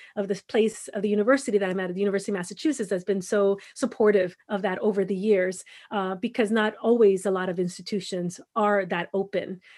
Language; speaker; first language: English; native; English